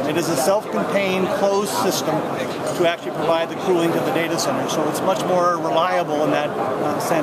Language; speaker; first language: English; native; English